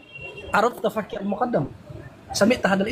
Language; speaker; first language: Arabic; non-native, learner; Indonesian